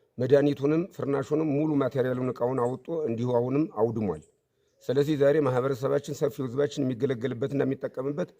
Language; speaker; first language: Amharic; native; Amharic